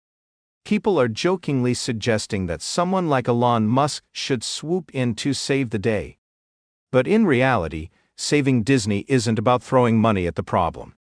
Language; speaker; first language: English; native; English